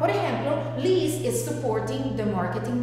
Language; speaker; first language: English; non-native, fluent; Spanish